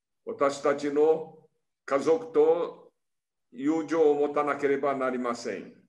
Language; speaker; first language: Japanese; early bilingual, heritage; Portuguese